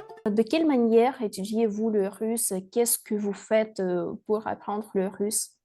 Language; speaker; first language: French; non-native, fluent; Russian